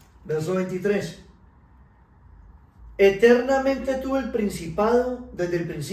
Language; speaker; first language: Spanish; native; Spanish